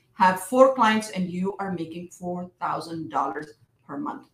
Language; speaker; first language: English; non-native, local second language; Hindi